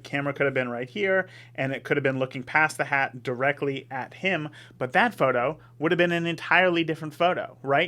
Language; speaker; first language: English; native; English